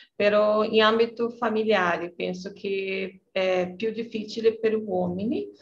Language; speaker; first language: Italian; non-native, learner; Portuguese